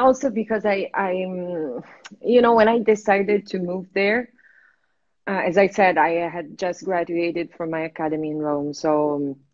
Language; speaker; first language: English; non-native, fluent; Italian